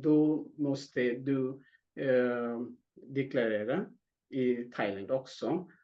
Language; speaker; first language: Swedish; non-native, fluent; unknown